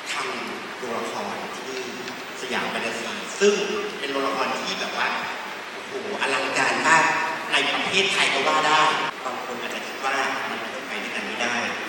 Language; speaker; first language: Thai; native; Thai